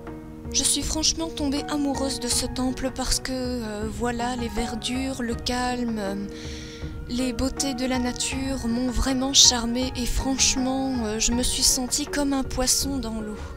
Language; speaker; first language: French; native; French